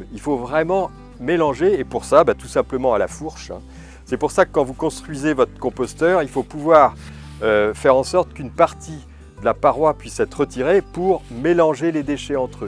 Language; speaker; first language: French; native; French